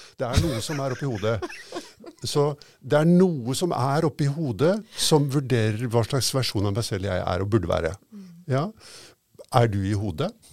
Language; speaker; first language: Norwegian; native; Norwegian